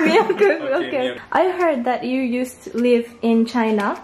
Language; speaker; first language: English; non-native, learner; Japanese